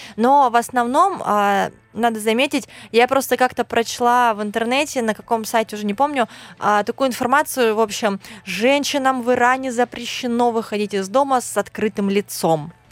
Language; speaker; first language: Russian; native; Russian